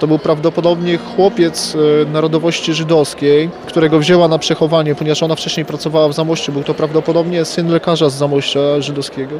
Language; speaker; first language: Polish; native; Polish